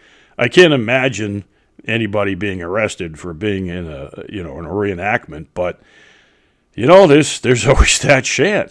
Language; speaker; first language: English; native; English